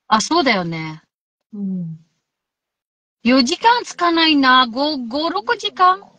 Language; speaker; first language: Japanese; non-native, local second language; Filipino